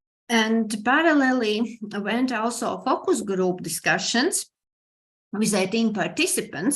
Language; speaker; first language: English; non-native, fluent; Latvian